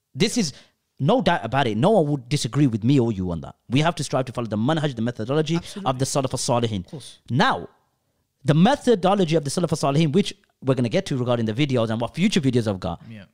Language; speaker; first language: English; early bilingual, other home language; Urdu